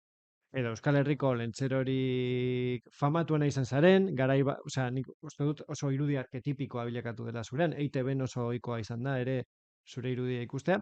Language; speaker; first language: Basque; native; Basque